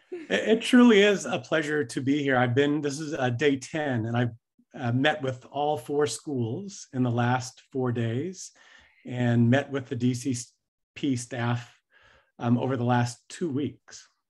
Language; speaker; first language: English; native; English